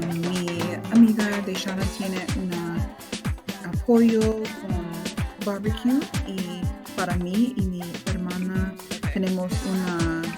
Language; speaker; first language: Spanish; non-native, learner; English